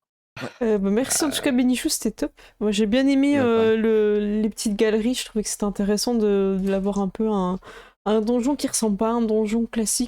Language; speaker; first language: French; native; French